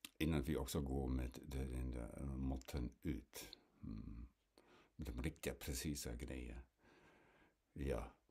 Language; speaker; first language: Swedish; non-native, fluent; German